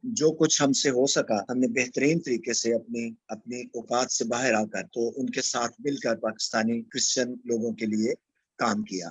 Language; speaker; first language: Urdu; non-native, local second language; Punjabi